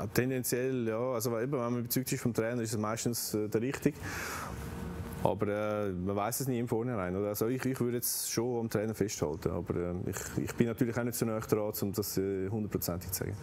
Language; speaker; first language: German; native; German